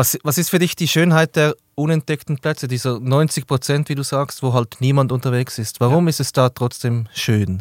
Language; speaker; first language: German; native; German